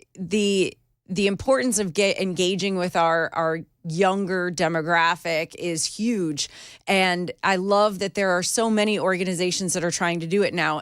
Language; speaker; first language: English; native; English